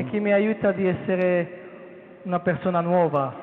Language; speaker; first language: Italian; non-native, fluent; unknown